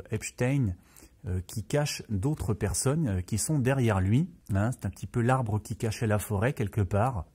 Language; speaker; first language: French; native; French